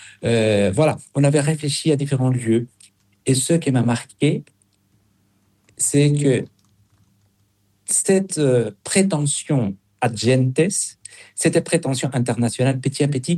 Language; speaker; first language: French; non-native, fluent; Spanish